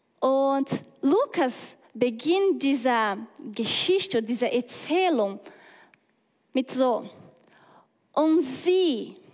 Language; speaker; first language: German; non-native, learner; Portuguese